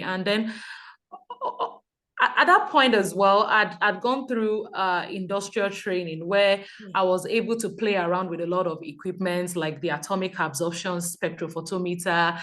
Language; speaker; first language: English; non-native, local second language; Yoruba